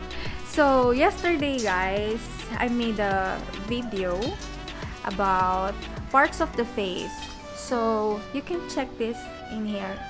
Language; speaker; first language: English; non-native, local second language; Filipino